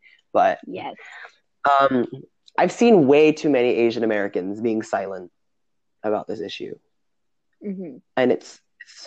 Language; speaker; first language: English; native; English